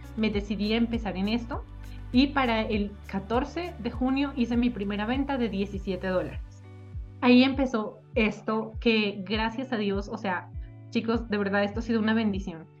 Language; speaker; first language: Spanish; native; Spanish